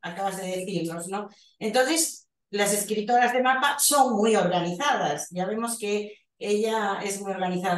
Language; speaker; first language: Spanish; native; Spanish